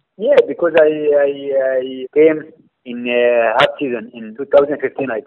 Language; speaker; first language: English; non-native, learner; Arabic